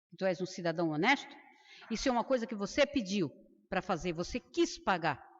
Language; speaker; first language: Portuguese; native; Portuguese